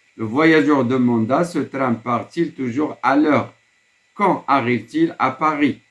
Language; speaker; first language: French; non-native, local second language; Arabic